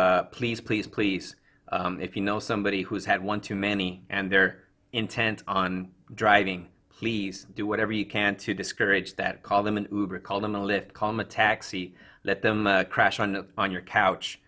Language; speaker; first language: English; native; English